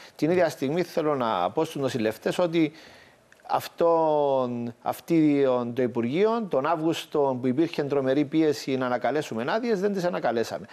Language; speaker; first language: Greek; native; Greek